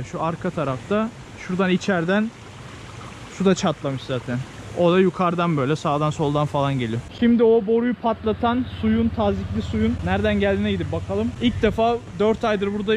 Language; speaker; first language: Turkish; native; Turkish